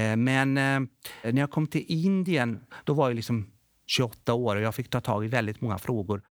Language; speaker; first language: Swedish; early bilingual, other home language; Bosnian